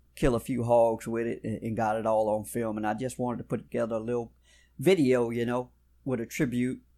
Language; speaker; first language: English; native; English